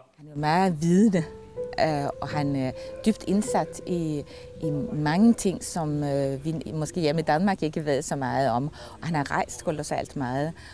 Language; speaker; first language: Danish; native; Danish